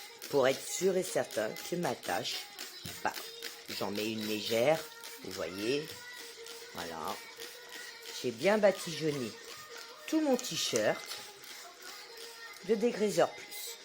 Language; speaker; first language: French; native; French